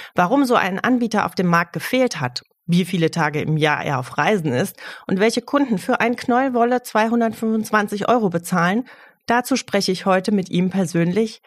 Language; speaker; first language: German; native; German